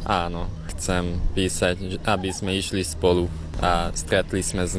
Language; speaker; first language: Slovak; non-native, local second language; Hungarian